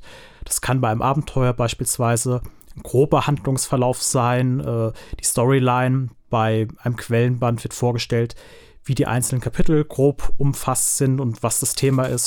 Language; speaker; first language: German; native; German